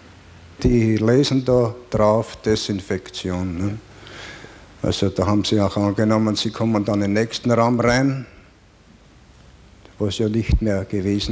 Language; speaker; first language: German; native; German